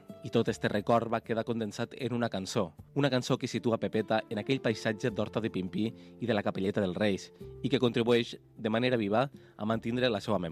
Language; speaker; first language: Catalan; native; Catalan